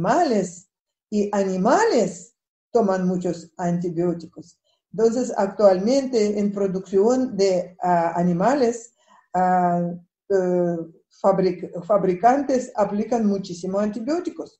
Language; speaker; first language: Spanish; non-native, fluent; Russian